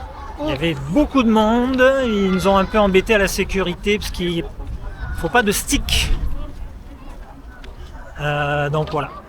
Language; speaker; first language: French; native; French